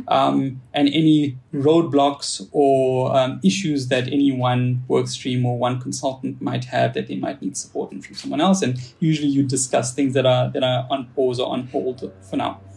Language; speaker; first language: English; native; English